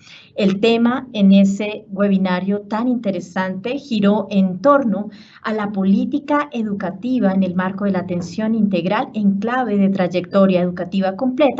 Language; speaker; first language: Spanish; native; Spanish